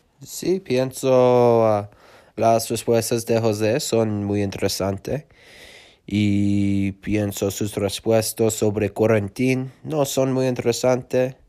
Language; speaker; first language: Spanish; non-native, learner; English